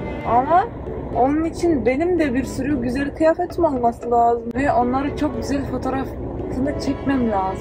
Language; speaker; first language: Turkish; non-native, fluent; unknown